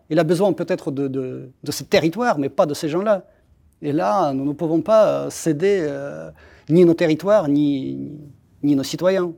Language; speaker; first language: French; non-native, fluent; Russian